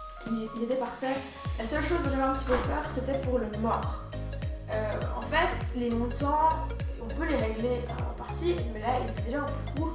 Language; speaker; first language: French; native; French